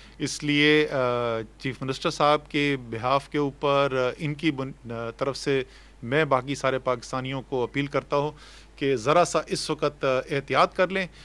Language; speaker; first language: Urdu; native; Urdu